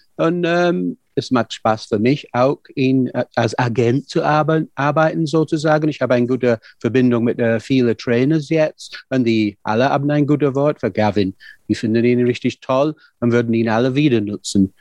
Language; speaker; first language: German; non-native, fluent; English